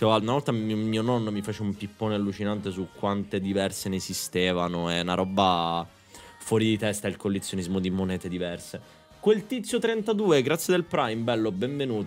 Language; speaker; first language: Italian; native; Italian